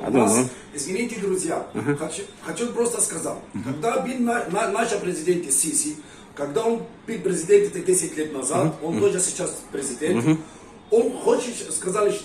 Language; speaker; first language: Russian; non-native, learner; Arabic